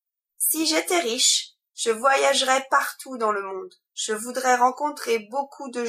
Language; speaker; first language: French; non-native, learner; English